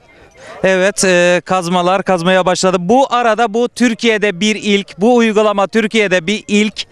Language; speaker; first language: Turkish; native; Turkish